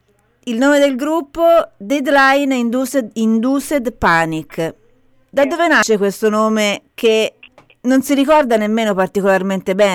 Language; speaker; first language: Italian; native; Italian